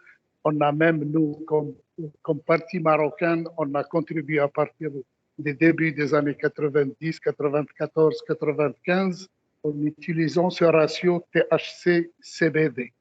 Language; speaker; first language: French; non-native, local second language; Arabic